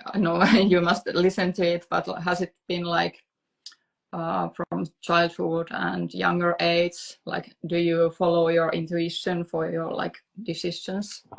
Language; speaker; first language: English; non-native, fluent; Finnish